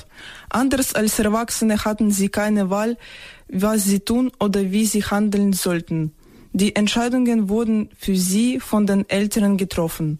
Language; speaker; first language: German; non-native, fluent; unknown